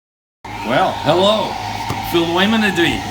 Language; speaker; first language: Welsh; non-native, learner; English